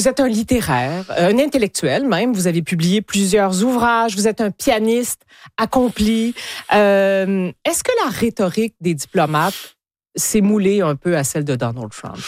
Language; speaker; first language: French; native; French